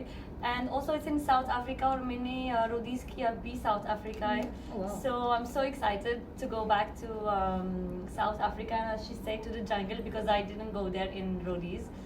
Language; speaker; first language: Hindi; non-native, learner; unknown